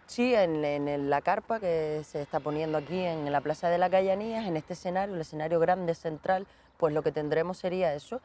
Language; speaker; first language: Spanish; native; Spanish